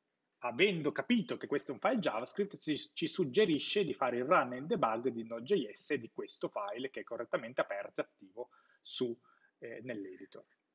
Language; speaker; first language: Italian; native; Italian